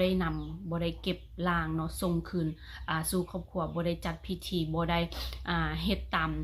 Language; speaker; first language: Thai; non-native, local second language; Northeastern Thai